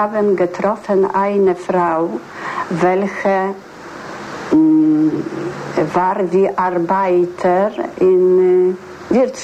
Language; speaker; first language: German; non-native, learner; Polish